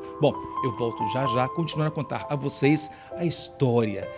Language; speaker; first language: Portuguese; native; Portuguese